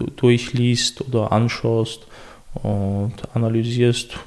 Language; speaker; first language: German; early bilingual, other home language; Chechen